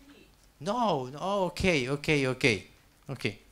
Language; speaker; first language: English; non-native, learner; Spanish